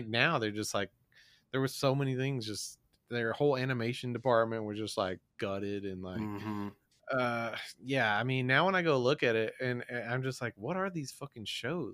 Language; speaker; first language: English; native; English